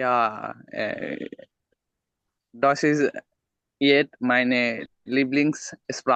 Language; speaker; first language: German; non-native, learner; Bangla